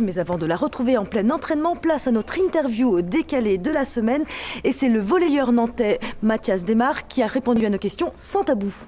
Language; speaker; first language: French; native; French